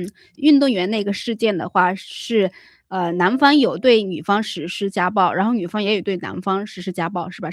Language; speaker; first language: Chinese; native; Chinese